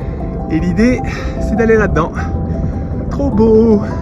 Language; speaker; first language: French; native; French